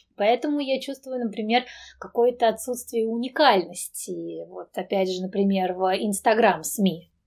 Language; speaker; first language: Russian; native; Russian